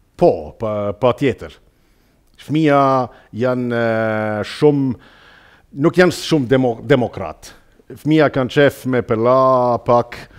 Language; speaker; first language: Albanian; non-native, learner; German